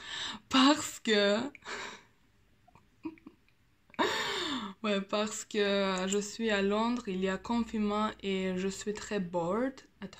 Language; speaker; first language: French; non-native, learner; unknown